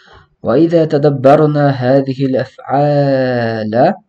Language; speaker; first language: Arabic; non-native, fluent; Kyrgyz